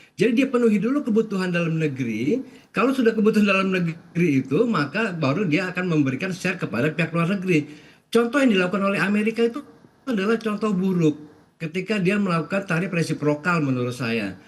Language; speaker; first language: Indonesian; native; Indonesian